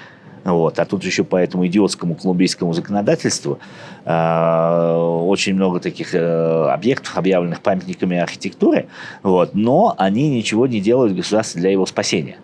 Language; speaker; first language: Russian; native; Russian